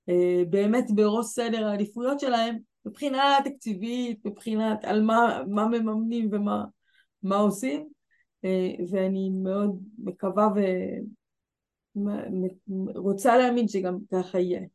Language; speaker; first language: Hebrew; native; Hebrew